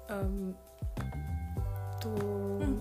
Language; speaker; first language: Japanese; non-native, learner; French